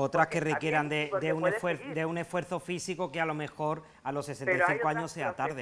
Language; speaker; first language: Spanish; native; Spanish